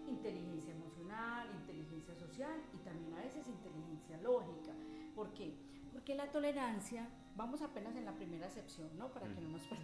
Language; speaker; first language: Spanish; native; Spanish